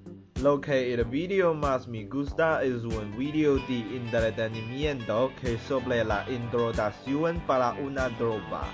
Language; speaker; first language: Spanish; non-native, learner; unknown